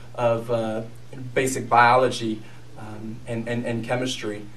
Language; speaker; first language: English; native; English